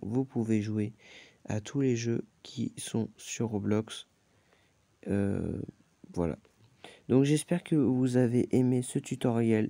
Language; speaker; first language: French; native; French